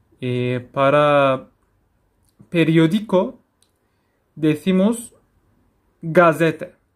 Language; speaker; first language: Spanish; non-native, fluent; Turkish